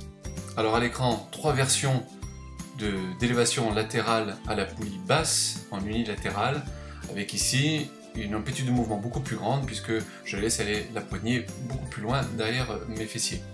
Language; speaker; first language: French; native; French